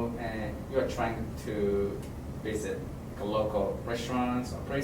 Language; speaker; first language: English; non-native, fluent; Japanese